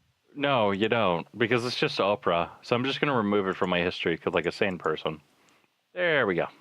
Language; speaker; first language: English; native; English